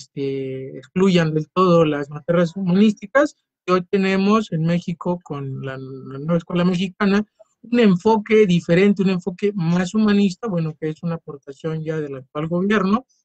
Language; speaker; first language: Spanish; native; Spanish